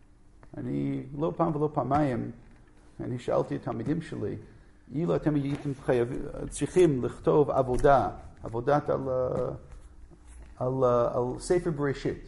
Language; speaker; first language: Hebrew; non-native, fluent; English